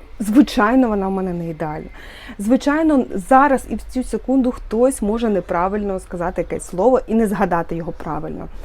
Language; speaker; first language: Ukrainian; native; Ukrainian